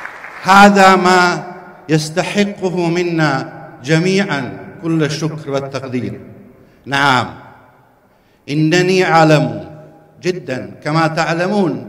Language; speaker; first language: Arabic; non-native, fluent; Bosnian